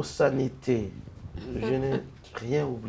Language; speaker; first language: French; non-native, local second language; Lingala